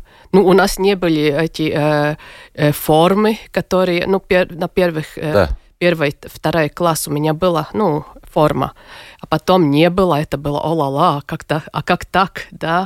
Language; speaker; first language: Russian; non-native, local second language; Latvian